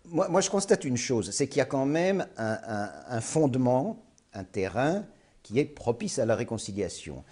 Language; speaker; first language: French; native; French